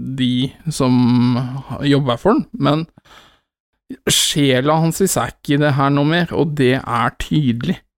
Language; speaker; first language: Norwegian; native; Norwegian